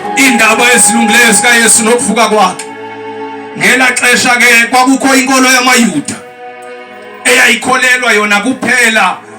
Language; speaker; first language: Zulu; non-native, local second language; Xhosa